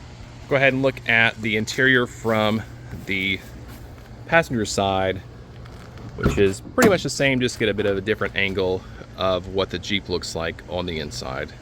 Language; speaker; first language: English; native; English